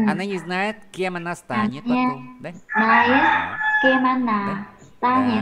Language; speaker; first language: Russian; non-native, fluent; Vietnamese